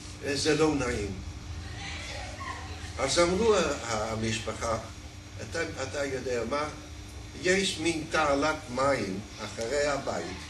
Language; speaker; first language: Hebrew; non-native, fluent; Dutch